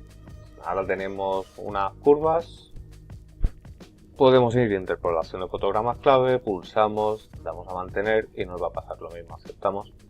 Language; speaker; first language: Spanish; native; Spanish